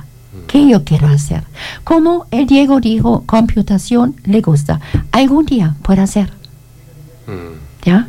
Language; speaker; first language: Spanish; non-native, learner; German